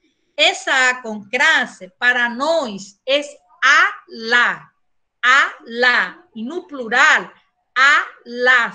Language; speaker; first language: Portuguese; non-native, fluent; Spanish